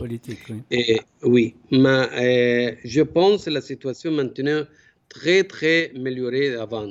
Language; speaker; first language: French; non-native, learner; Arabic